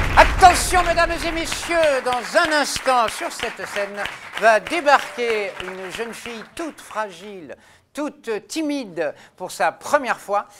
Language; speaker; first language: French; native; French